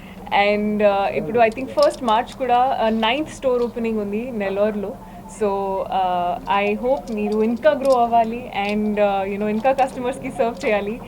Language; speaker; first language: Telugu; non-native, learner; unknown